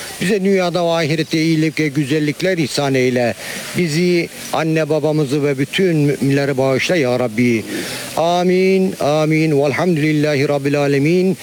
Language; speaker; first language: Turkish; native; Turkish